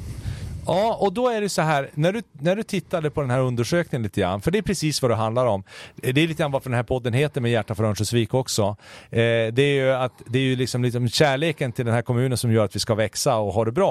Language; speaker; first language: Swedish; native; Swedish